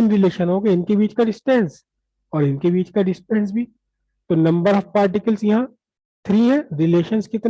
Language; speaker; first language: Hindi; native; Hindi